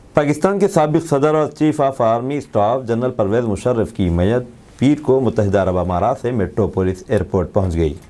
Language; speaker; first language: Urdu; native; Urdu